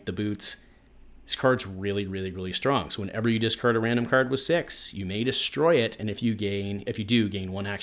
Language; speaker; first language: English; native; English